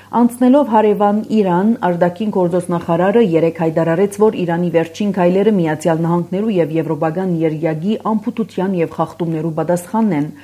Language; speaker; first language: Armenian; early bilingual, heritage; Armenian